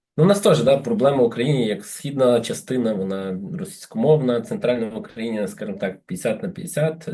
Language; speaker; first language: Ukrainian; native; Ukrainian